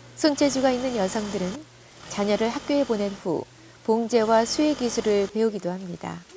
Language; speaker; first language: Korean; native; Korean